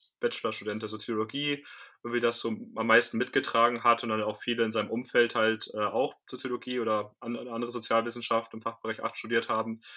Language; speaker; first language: German; native; German